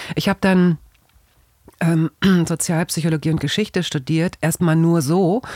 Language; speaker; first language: German; native; German